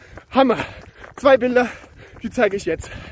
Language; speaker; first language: German; native; German